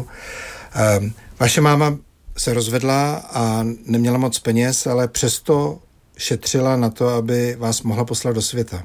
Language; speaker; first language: Czech; native; Czech